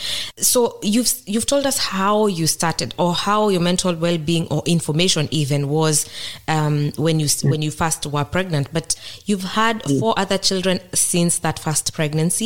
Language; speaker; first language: English; non-native, local second language; Kikuyu